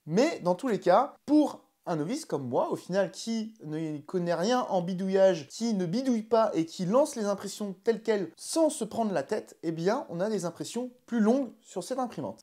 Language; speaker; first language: French; native; French